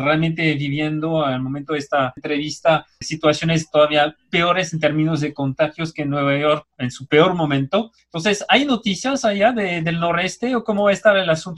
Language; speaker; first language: Spanish; native; Spanish